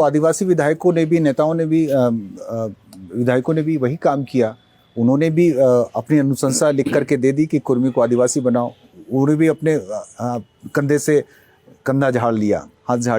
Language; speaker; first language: Hindi; native; Hindi